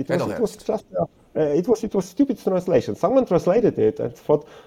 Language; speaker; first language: English; non-native, fluent; Polish